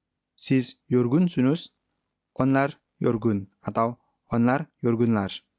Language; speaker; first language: Turkish; non-native, fluent; Indonesian